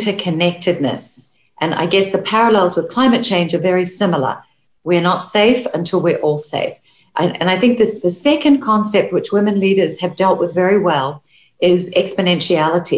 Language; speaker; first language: English; native; English